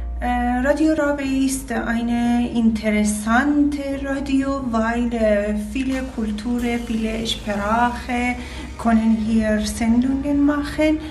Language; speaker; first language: German; non-native, learner; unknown